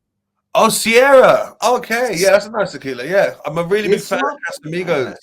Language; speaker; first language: English; native; English